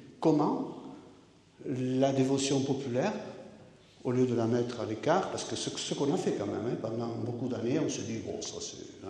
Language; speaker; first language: French; native; French